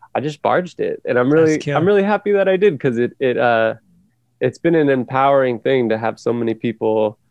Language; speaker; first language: English; native; English